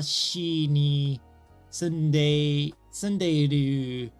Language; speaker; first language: Japanese; non-native, learner; English